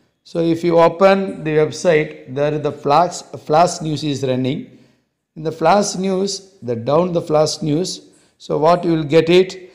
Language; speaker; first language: English; non-native, local second language; Tamil